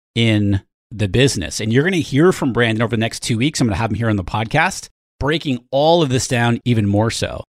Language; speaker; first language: English; native; English